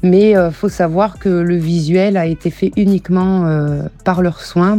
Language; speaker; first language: French; early bilingual, other home language; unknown